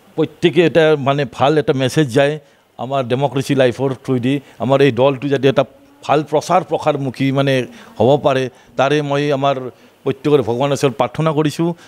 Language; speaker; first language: Assamese; native; Assamese